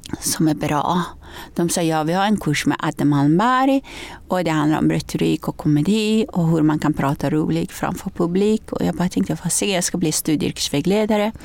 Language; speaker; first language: Swedish; non-native, fluent; Persian